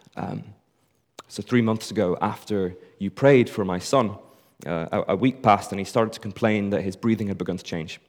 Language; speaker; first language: English; native; English